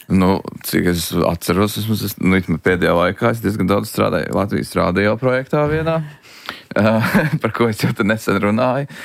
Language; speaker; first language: Latvian; native; Latvian